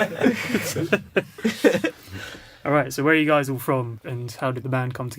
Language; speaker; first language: English; native; English